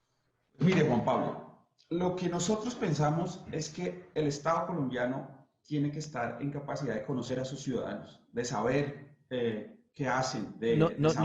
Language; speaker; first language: Spanish; native; Spanish